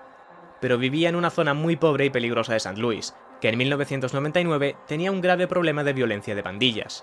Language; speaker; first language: Spanish; native; Spanish